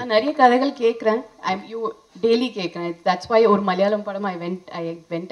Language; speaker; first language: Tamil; non-native, fluent; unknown